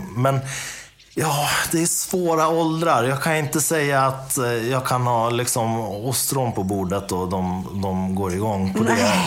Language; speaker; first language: Swedish; early bilingual, other home language; Persian